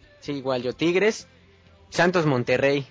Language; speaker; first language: Spanish; native; Spanish